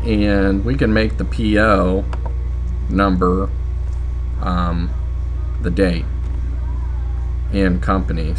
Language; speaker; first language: English; native; English